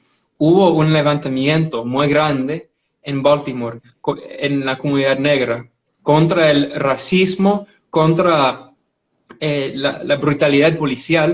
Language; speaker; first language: Spanish; non-native, fluent; English